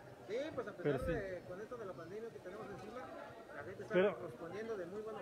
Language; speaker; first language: Spanish; native; Spanish